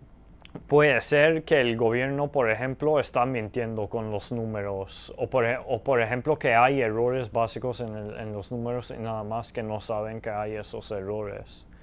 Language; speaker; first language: Spanish; early bilingual, heritage; Spanish